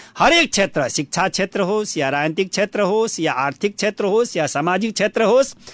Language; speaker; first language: Nepali; non-native, local second language; Bhojpuri